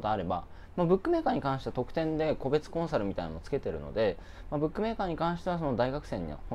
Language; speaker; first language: Japanese; native; Japanese